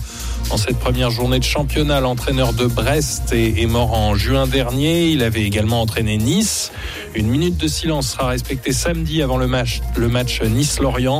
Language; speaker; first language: French; native; French